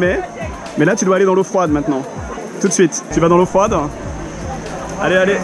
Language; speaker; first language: French; native; French